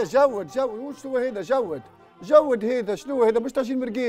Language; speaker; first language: Arabic; native; Arabic